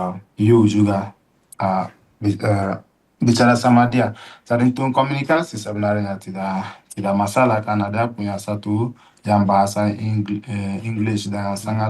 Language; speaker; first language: Indonesian; non-native, fluent; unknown